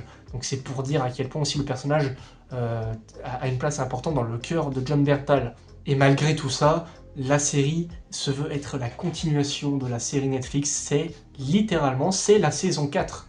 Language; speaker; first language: French; native; French